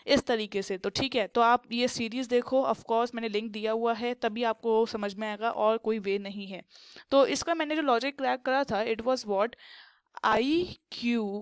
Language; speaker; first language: Hindi; native; Hindi